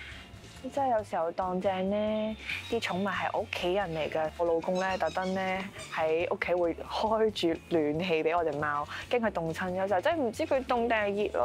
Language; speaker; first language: Cantonese; native; Cantonese